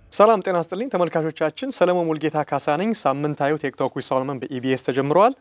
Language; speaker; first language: Amharic; native; Amharic